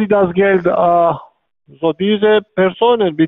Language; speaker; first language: German; non-native, learner; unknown